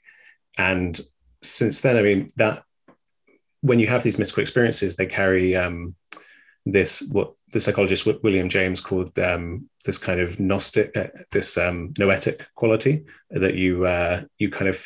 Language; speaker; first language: English; native; English